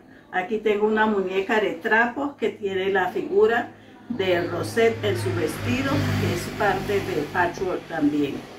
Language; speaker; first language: Spanish; non-native, local second language; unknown